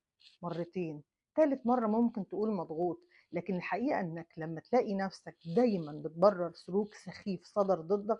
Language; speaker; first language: Arabic; native; Arabic